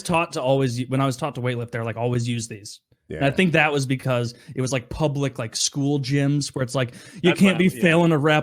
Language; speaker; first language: English; native; English